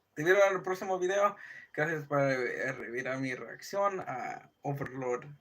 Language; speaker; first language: Spanish; non-native, learner; English